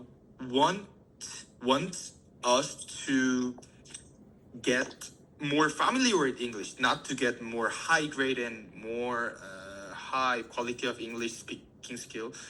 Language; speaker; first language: English; non-native, learner; Korean